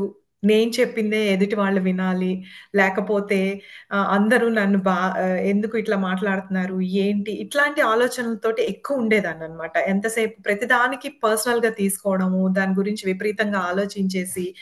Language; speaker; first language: Telugu; native; Telugu